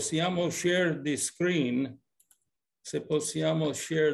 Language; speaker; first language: Italian; early bilingual, heritage; English